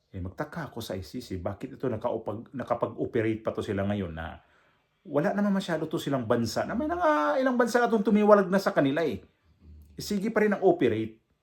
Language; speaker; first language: Filipino; non-native, local second language; Cebuano